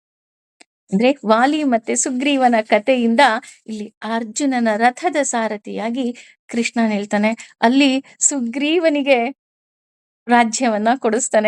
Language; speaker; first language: Kannada; native; Kannada